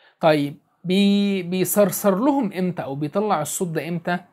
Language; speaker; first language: Arabic; native; Arabic